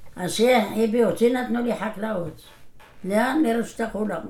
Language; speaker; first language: Hebrew; non-native, fluent; Arabic